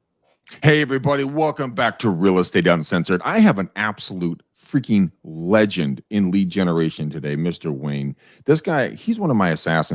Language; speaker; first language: English; native; English